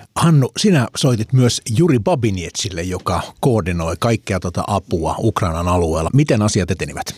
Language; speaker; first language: Finnish; native; Finnish